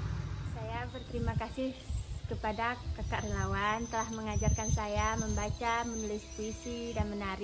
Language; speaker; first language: Indonesian; non-native, local second language; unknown